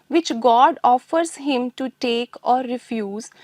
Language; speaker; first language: English; non-native, local second language; Punjabi